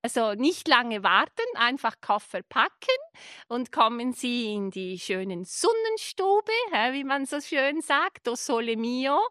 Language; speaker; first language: German; non-native, local second language; Italian